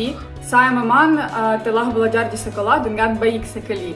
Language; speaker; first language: Indonesian; non-native, learner; Ukrainian